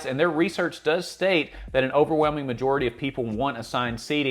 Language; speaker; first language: English; native; English